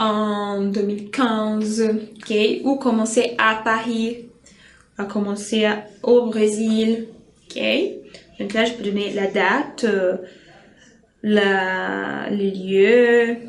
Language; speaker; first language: French; non-native, fluent; Portuguese